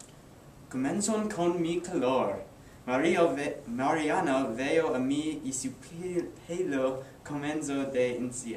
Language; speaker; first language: Spanish; non-native, learner; English